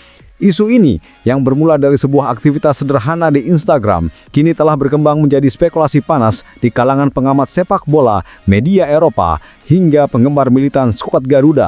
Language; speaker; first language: Indonesian; native; Indonesian